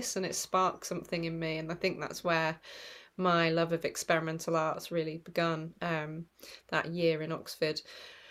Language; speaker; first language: English; native; English